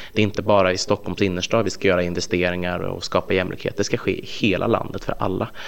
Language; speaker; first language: Swedish; native; Swedish